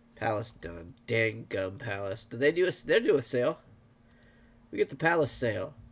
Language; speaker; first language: English; native; English